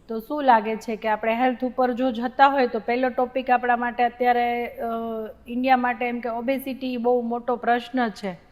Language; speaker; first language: Gujarati; native; Gujarati